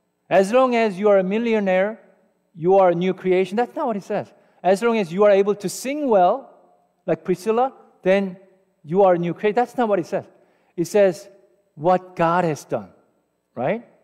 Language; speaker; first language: English; non-native, fluent; Korean